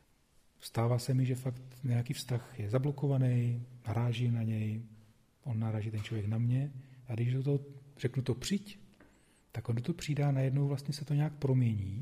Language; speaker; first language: Czech; native; Czech